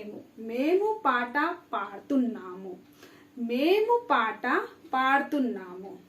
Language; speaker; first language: Telugu; non-native, fluent; Hindi